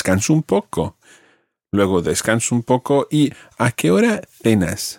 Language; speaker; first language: Spanish; non-native, fluent; English